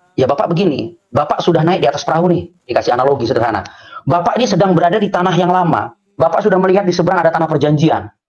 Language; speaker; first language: Indonesian; native; Indonesian